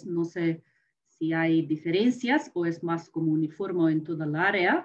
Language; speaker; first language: Spanish; non-native, fluent; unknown